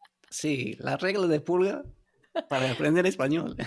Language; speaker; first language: Spanish; non-native, fluent; English